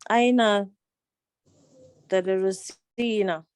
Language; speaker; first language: Arabic; non-native, learner; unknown